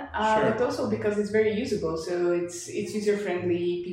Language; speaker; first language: English; non-native, fluent; Bulgarian